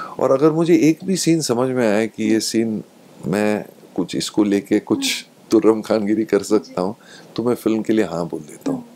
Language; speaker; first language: Hindi; native; Hindi